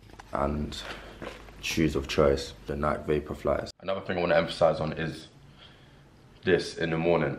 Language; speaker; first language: English; native; English